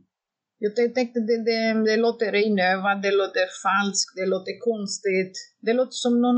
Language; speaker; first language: Swedish; non-native, fluent; Greek